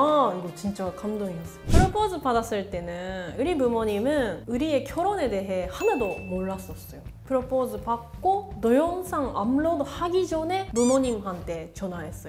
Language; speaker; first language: Korean; non-native, learner; Japanese